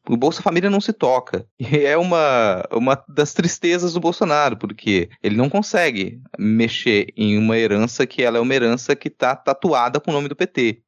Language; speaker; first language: Portuguese; native; Portuguese